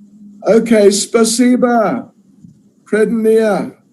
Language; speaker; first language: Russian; non-native, learner; English